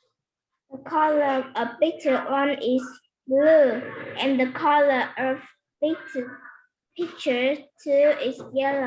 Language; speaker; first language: English; non-native, learner; Vietnamese